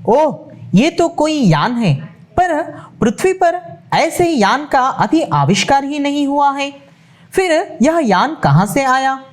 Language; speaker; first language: Hindi; non-native, local second language; Telugu